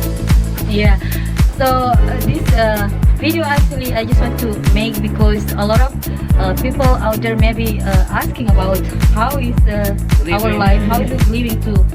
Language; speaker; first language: English; non-native, fluent; Indonesian